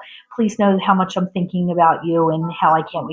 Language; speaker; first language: English; native; English